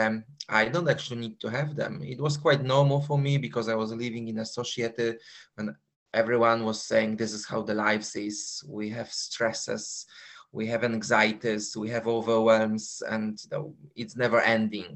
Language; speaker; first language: English; non-native, fluent; Polish